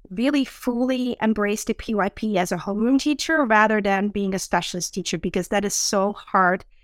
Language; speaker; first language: English; non-native, fluent; Dutch